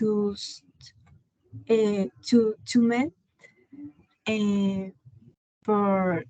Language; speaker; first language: English; non-native, learner; Spanish